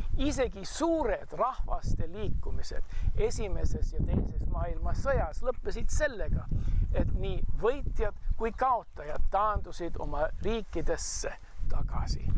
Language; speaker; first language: Estonian; early bilingual, heritage; Estonian